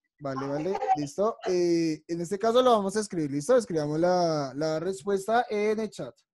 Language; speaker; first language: Spanish; native; Spanish